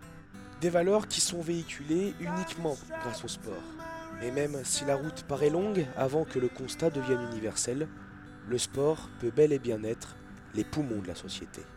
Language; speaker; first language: French; native; French